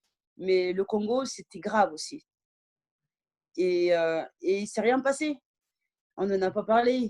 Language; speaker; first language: French; early bilingual, other home language; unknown